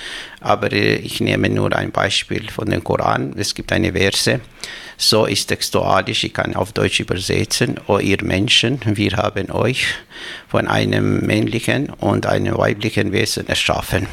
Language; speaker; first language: German; non-native, fluent; Albanian